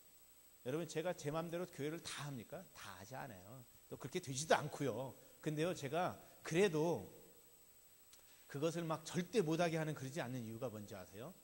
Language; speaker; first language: Korean; native; Korean